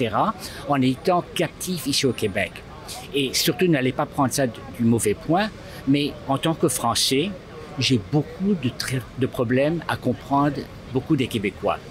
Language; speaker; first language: French; non-native, local second language; English